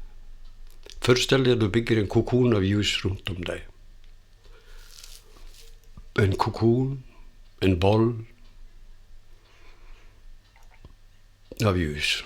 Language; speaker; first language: Swedish; non-native, fluent; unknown